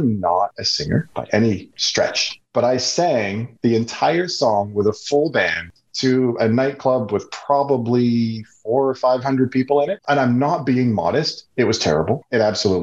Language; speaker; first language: English; native; English